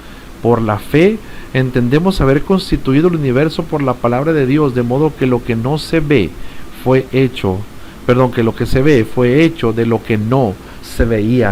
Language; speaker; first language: Spanish; native; Spanish